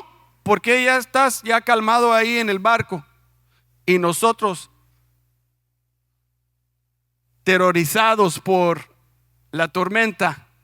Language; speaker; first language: Spanish; non-native, fluent; English